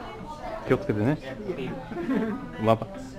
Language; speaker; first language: Japanese; non-native, learner; English